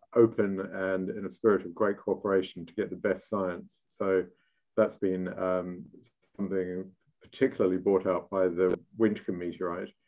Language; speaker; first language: English; native; English